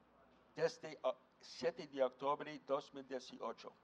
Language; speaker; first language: Spanish; non-native, fluent; English